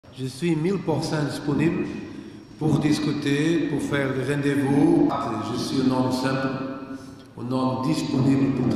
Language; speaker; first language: French; non-native, fluent; Portuguese